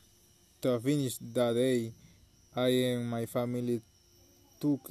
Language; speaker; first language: English; non-native, learner; Spanish